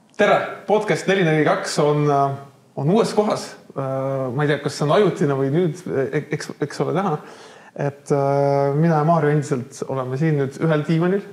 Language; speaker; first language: Estonian; native; Estonian